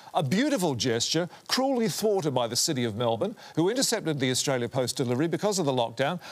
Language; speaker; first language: English; native; English